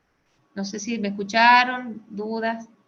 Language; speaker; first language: Spanish; native; Spanish